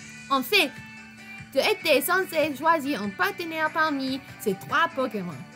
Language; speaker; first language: French; non-native, fluent; English